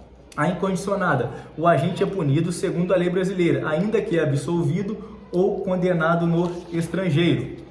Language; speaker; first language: Portuguese; native; Portuguese